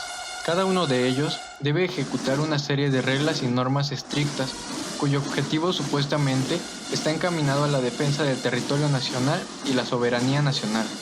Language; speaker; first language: Spanish; native; Spanish